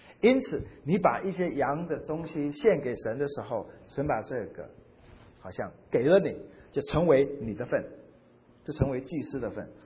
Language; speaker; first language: Chinese; native; Chinese